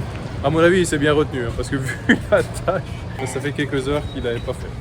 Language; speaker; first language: French; native; French